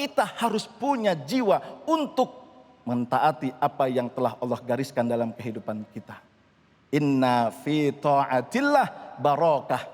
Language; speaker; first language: Indonesian; native; Indonesian